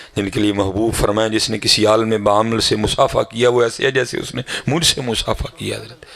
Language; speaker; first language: Urdu; non-native, local second language; Punjabi